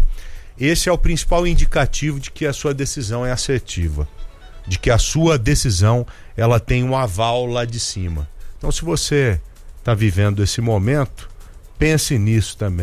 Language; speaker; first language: Portuguese; native; Portuguese